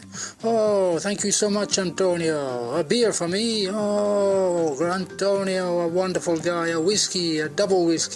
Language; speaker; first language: English; non-native, fluent; Italian